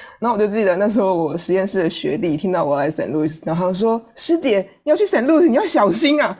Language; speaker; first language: Chinese; native; Chinese